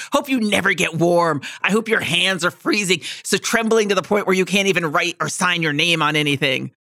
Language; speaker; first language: English; native; English